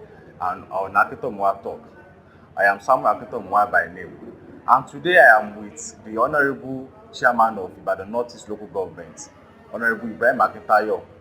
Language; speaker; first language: English; non-native, local second language; Yoruba